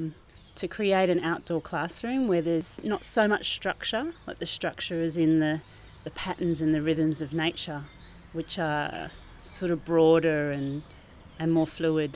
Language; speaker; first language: English; native; English